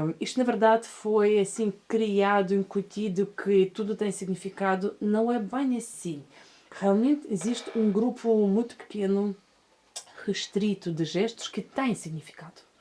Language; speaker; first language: Portuguese; non-native, fluent; Russian